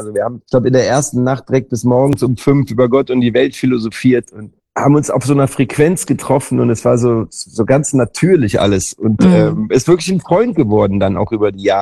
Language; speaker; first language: German; native; German